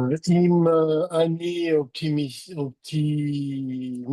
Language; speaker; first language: Hebrew; non-native, learner; French